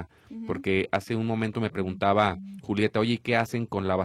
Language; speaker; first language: Spanish; native; Spanish